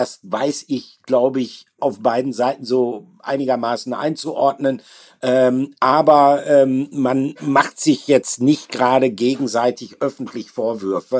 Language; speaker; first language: German; native; German